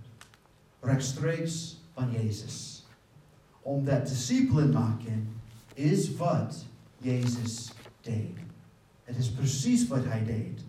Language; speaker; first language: Dutch; non-native, fluent; English